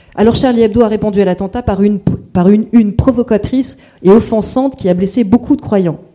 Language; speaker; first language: French; native; French